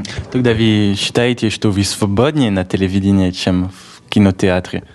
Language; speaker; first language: Russian; non-native, learner; French